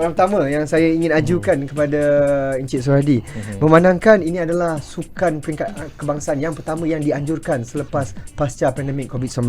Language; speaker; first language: Malay; native; Malay